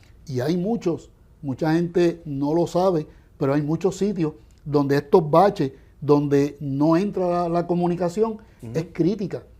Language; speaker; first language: Spanish; native; Spanish